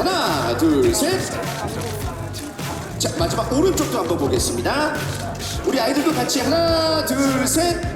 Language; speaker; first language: Korean; native; Korean